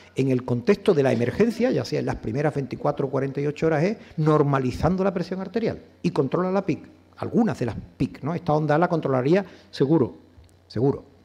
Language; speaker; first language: Spanish; native; Spanish